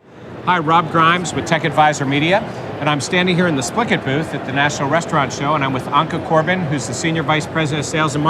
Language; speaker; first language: English; native; English